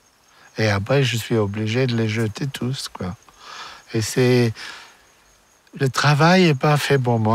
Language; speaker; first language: French; non-native, fluent; German